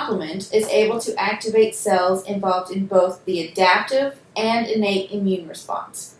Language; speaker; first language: English; native; English